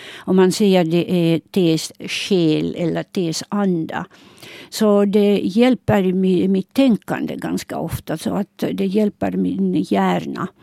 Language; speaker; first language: Swedish; non-native, local second language; Finnish